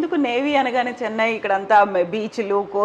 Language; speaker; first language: Telugu; native; Telugu